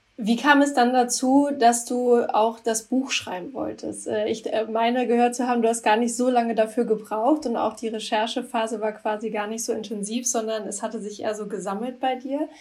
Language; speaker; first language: German; native; German